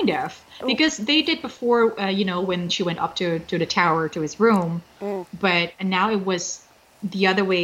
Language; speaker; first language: English; non-native, fluent; Dutch